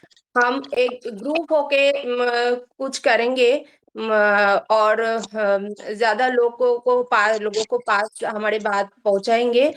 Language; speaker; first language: Hindi; non-native, local second language; Bangla